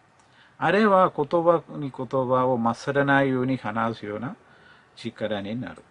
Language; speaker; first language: Japanese; non-native, learner; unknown